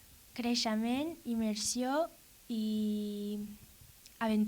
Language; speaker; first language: Catalan; non-native, learner; English